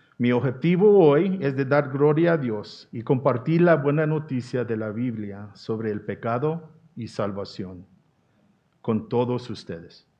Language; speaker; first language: Spanish; non-native, fluent; English